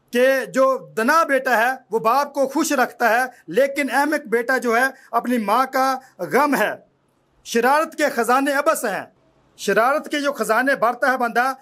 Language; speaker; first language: Urdu; non-native, local second language; Punjabi